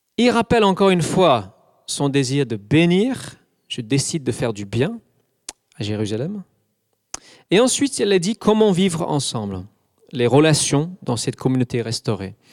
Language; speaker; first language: French; non-native, fluent; English